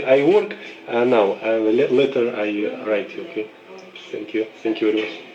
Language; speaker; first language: English; non-native, learner; Russian